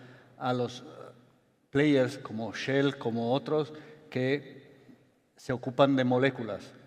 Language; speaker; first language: Spanish; non-native, fluent; Italian